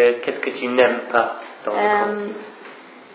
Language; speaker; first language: French; non-native, fluent; English